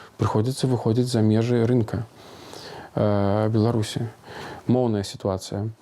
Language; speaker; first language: Belarusian; non-native, local second language; Russian